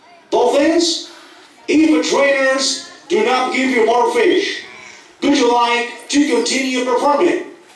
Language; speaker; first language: English; non-native, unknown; Spanish